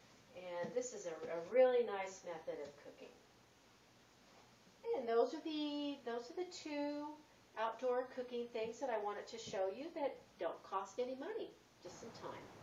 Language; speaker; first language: English; native; English